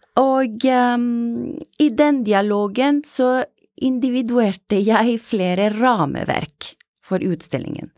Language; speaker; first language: Norwegian; non-native, fluent; Italian